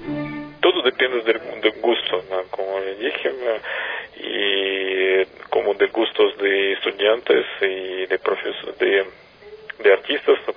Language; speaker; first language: Spanish; non-native, learner; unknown